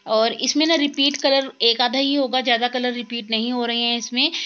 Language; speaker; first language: Hindi; native; Hindi